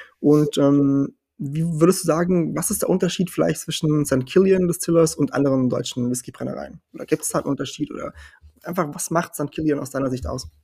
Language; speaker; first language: German; early bilingual, heritage; German